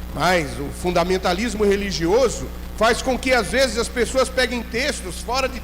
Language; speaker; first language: Portuguese; native; Portuguese